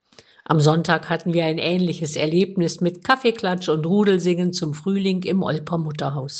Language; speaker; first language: German; native; German